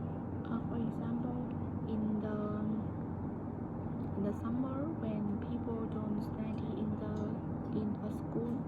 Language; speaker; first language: English; non-native, learner; Vietnamese